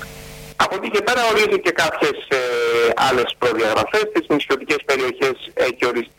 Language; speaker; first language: Greek; native; Greek